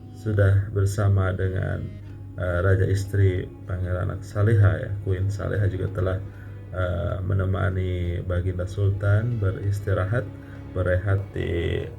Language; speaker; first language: Malay; non-native, fluent; Indonesian